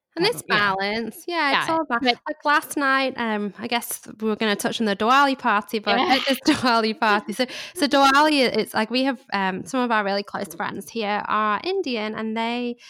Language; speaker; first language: English; native; English